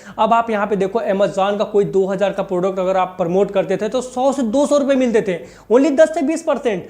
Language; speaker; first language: Hindi; native; Hindi